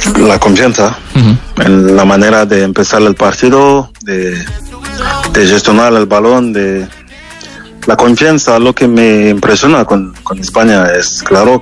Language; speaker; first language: Spanish; non-native, fluent; French